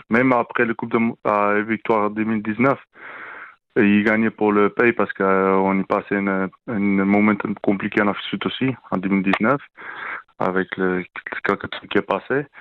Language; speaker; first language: French; non-native, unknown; Afrikaans